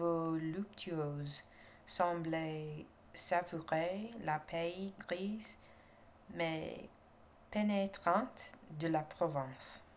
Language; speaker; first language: French; non-native, learner; English